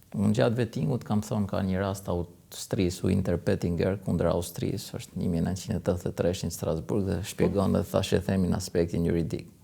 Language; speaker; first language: Albanian; native; Albanian